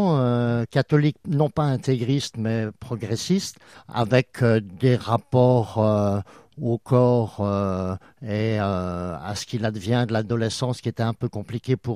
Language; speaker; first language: French; native; French